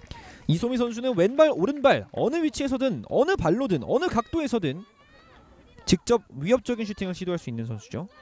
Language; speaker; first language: Korean; native; Korean